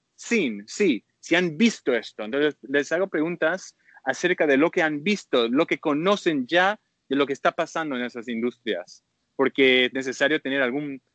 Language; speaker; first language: Spanish; early bilingual, heritage; Spanish